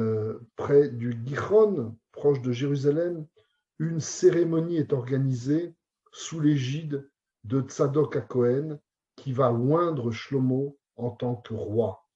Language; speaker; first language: French; native; French